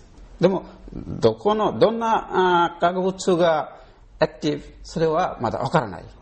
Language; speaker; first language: Japanese; non-native, learner; Bangla